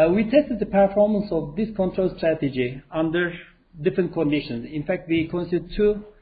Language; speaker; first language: English; non-native, fluent; Turkish